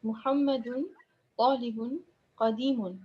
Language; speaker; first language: Arabic; non-native, learner; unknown